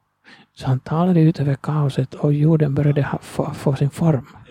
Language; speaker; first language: Swedish; non-native, fluent; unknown